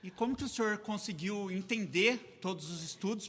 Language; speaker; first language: Portuguese; native; Portuguese